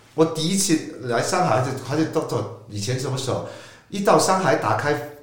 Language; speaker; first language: Chinese; non-native, local second language; Cantonese